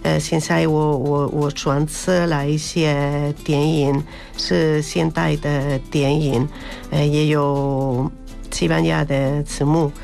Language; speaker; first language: Chinese; non-native, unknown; Spanish